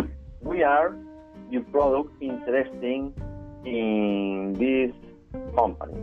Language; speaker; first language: English; non-native, learner; Spanish